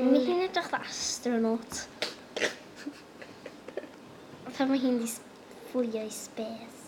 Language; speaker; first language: Welsh; native; Welsh